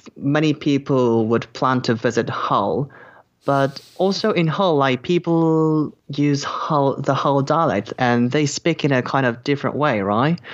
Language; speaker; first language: English; non-native, fluent; Korean